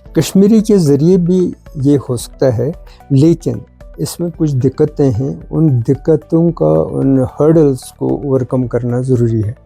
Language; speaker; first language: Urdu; non-native, local second language; Kashmiri